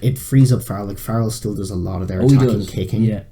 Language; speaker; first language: English; native; English